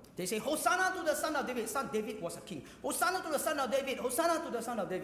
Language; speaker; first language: English; non-native, local second language; Chinese